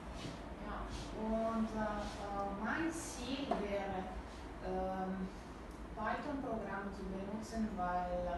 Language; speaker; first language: German; non-native, learner; Italian